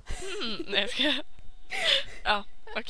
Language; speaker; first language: Swedish; native; Swedish